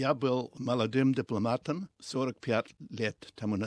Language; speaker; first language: Russian; non-native, learner; English